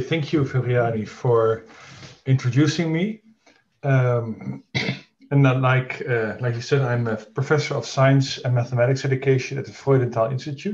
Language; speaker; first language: English; non-native, fluent; Dutch